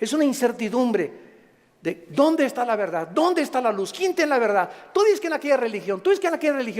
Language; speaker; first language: Spanish; native; Spanish